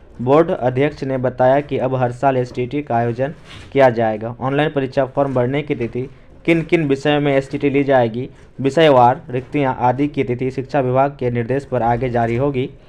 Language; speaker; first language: Hindi; native; Hindi